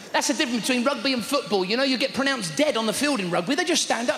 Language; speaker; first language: English; native; English